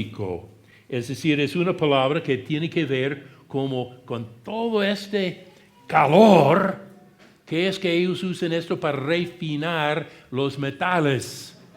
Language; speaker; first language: Spanish; non-native, fluent; English